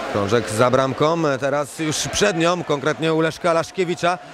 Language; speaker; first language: Polish; native; Polish